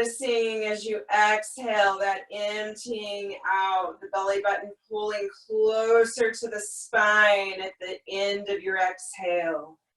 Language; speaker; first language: English; native; English